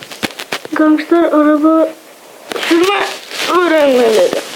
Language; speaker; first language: Turkish; native; Turkish